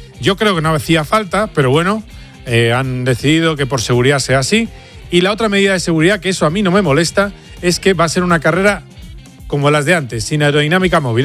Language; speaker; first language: Spanish; native; Spanish